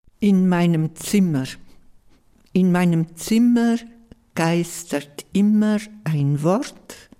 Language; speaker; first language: German; non-native, local second language; Romansh